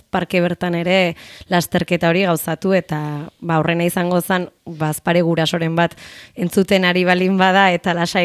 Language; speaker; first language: Basque; native; Basque